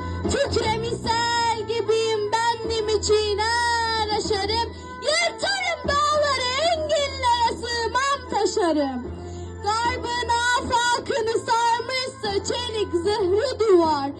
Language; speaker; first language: Turkish; native; Turkish